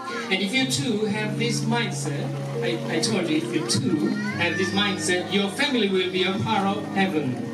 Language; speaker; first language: English; non-native, fluent; Korean